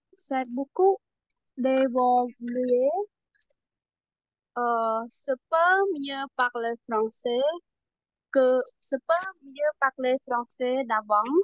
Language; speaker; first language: French; non-native, learner; Khmer